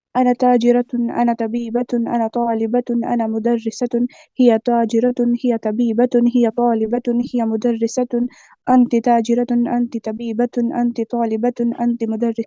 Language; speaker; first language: Arabic; non-native, learner; Urdu